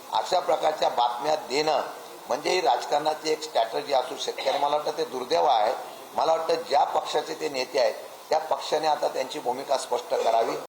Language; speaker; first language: Marathi; native; Marathi